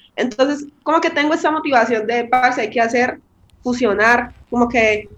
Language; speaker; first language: Spanish; native; Spanish